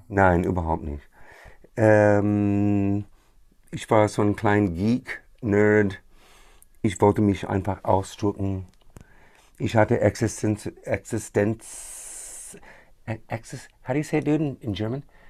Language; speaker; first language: German; non-native, fluent; English